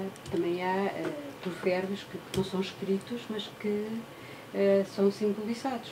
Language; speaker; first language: Portuguese; native; Portuguese